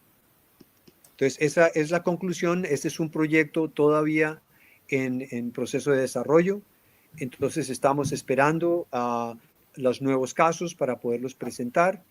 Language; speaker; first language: Spanish; native; Spanish